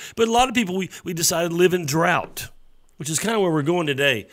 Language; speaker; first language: English; native; English